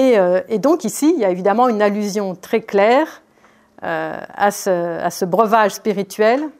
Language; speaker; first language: French; native; French